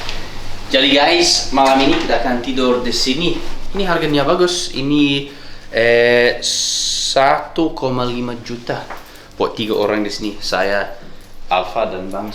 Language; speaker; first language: Indonesian; non-native, fluent; English